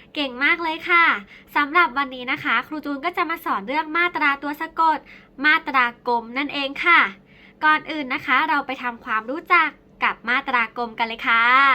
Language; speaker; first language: Thai; native; Thai